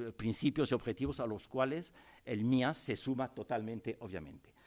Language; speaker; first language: Spanish; native; Spanish